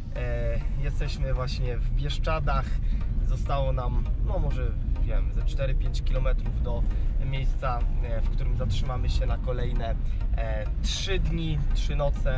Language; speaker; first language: Polish; native; Polish